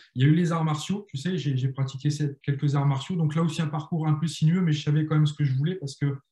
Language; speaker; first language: French; native; French